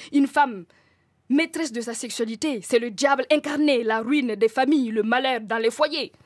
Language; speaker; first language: French; non-native, local second language; Mossi